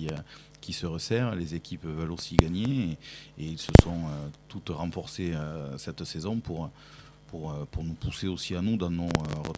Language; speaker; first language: French; native; French